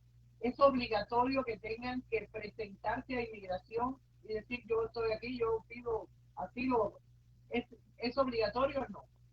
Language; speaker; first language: Spanish; native; Spanish